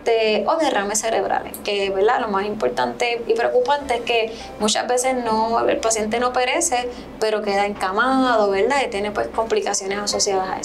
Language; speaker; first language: Spanish; native; Spanish